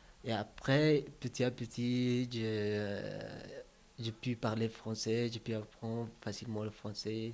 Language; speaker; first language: French; non-native, learner; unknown